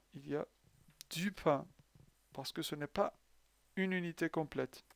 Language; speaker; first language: French; non-native, fluent; Persian